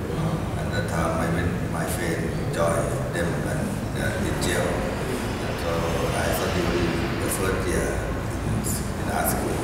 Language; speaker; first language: English; non-native, learner; Thai